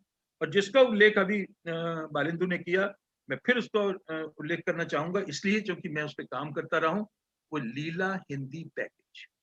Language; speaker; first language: Hindi; native; Hindi